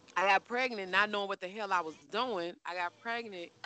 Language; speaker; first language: English; native; English